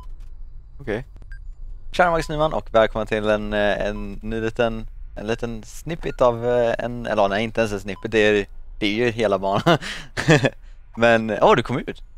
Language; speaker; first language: Swedish; native; Swedish